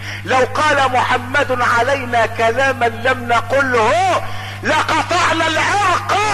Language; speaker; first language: Arabic; native; Arabic